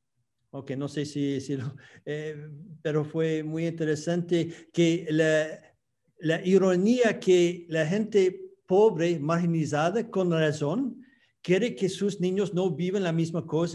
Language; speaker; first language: Spanish; non-native, fluent; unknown